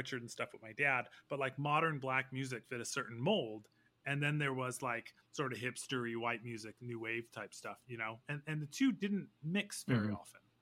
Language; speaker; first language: English; native; English